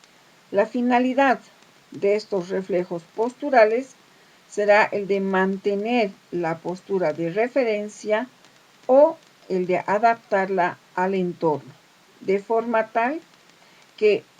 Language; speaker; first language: Spanish; native; Spanish